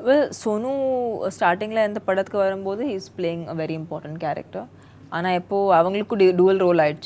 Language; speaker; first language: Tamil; non-native, fluent; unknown